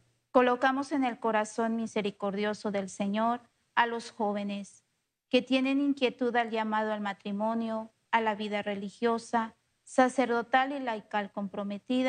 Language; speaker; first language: Spanish; native; Spanish